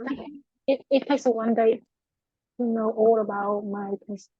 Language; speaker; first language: English; non-native, learner; Vietnamese